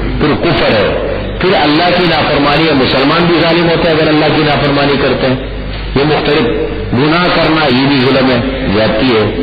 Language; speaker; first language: Urdu; non-native, local second language; Pashto